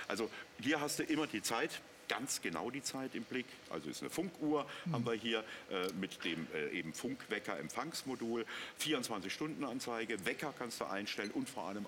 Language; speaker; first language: German; native; German